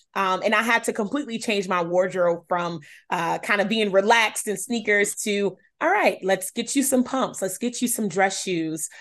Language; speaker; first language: English; native; English